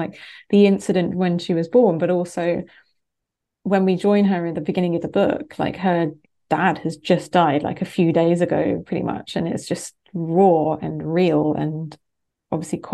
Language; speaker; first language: English; native; English